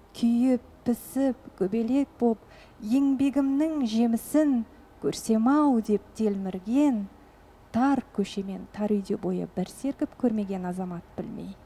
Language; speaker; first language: Kazakh; non-native, local second language; Russian